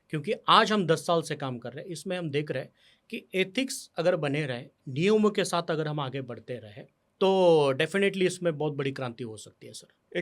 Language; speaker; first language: Hindi; non-native, local second language; Marathi